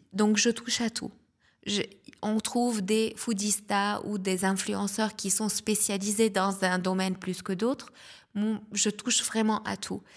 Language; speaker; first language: French; non-native, local second language; Arabic